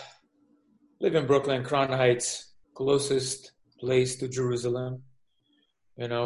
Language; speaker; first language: English; non-native, fluent; Russian